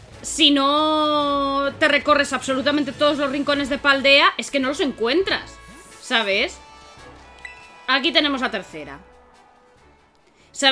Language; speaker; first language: Spanish; native; Spanish